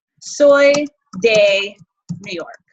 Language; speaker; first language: Spanish; non-native, fluent; English